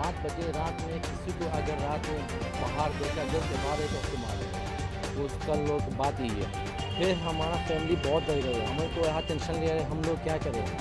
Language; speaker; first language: Hindi; non-native, learner; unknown